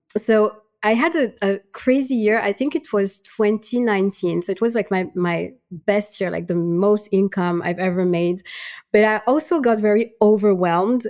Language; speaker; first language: English; non-native, fluent; Malagasy